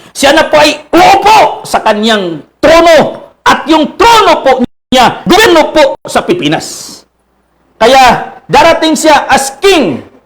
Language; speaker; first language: Filipino; non-native, local second language; Cebuano